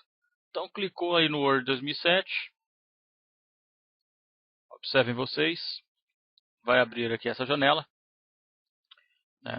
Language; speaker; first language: Portuguese; native; Portuguese